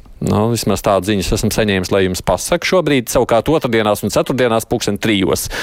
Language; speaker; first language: Latvian; native; Latvian